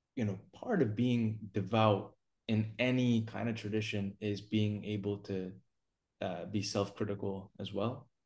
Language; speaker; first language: English; native; English